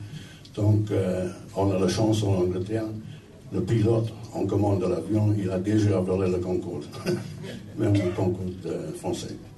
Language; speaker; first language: French; non-native, fluent; English